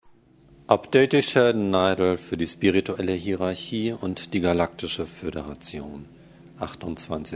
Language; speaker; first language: German; native; German